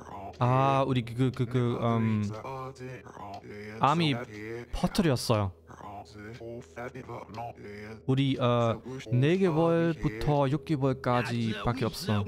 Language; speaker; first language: Korean; non-native, fluent; German